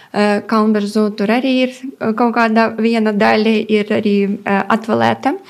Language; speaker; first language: Latvian; non-native, local second language; Russian